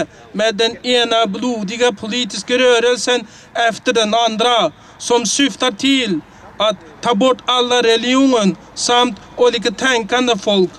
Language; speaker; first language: Swedish; non-native, fluent; Uyghur